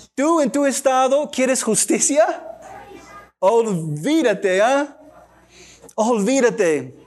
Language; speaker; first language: Spanish; non-native, fluent; English